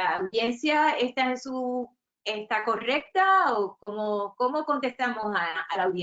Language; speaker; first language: Spanish; native; Spanish